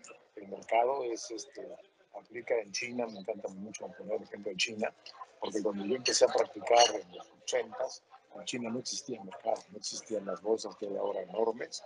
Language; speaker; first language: Spanish; native; Spanish